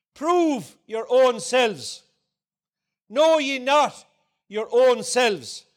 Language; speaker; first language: English; native; English